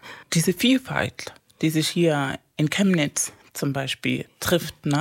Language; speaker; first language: German; non-native, fluent; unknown